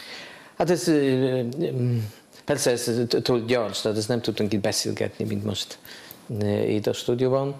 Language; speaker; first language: Hungarian; non-native, fluent; Polish